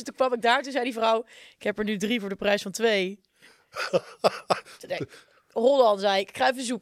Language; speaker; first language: Dutch; native; Dutch